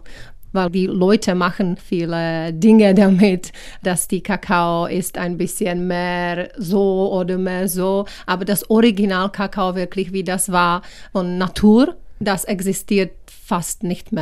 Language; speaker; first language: German; non-native, learner; Czech